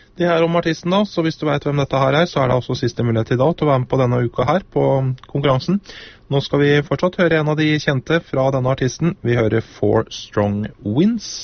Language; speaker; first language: Norwegian; native; Norwegian